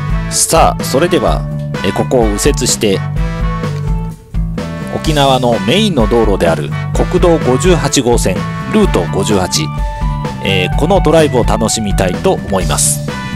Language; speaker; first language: Japanese; native; Japanese